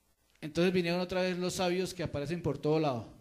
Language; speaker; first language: Spanish; native; Spanish